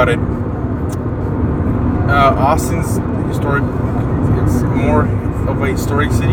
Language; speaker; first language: English; non-native, fluent; Spanish